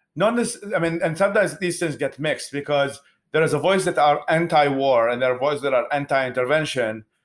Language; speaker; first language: English; non-native, fluent; Arabic